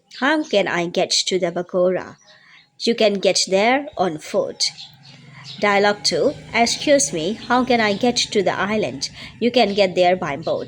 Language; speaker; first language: English; non-native, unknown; Burmese